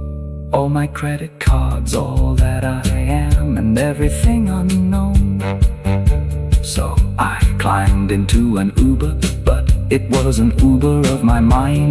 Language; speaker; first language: English; native; English